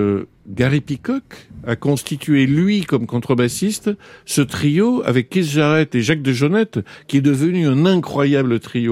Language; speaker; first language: French; native; French